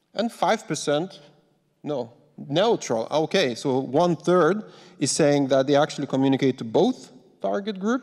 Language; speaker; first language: English; non-native, fluent; Lithuanian